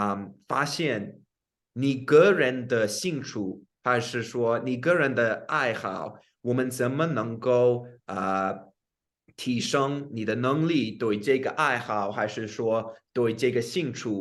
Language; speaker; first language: Chinese; non-native, fluent; English